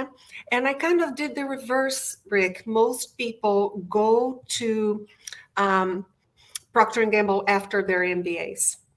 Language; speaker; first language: English; non-native, fluent; Portuguese